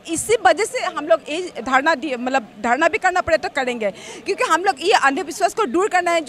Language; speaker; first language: Hindi; non-native, local second language; Assamese